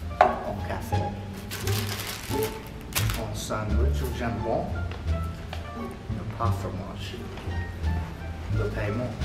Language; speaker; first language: French; non-native, learner; English